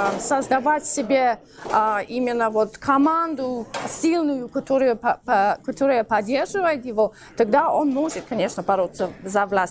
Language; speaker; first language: Russian; non-native, fluent; English